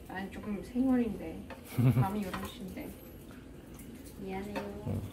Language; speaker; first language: Korean; non-native, fluent; Russian